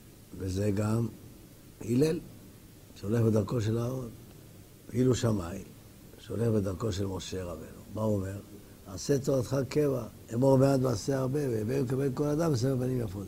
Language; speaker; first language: Hebrew; native; Hebrew